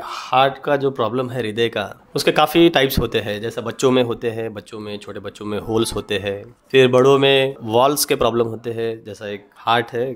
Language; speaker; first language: Hindi; non-native, local second language; Marathi